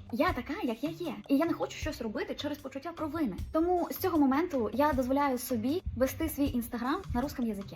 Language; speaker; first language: Ukrainian; non-native, local second language; Russian